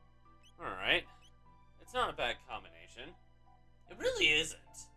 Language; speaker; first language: English; native; English